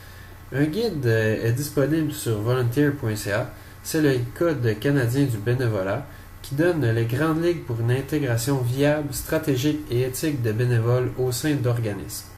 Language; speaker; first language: French; native; French